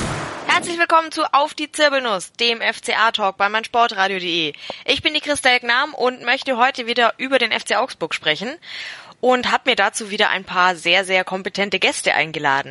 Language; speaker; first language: German; native; German